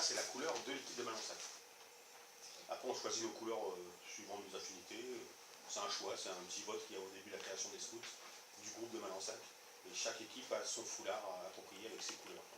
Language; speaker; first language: French; native; French